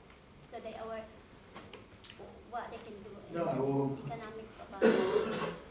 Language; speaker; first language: English; non-native, learner; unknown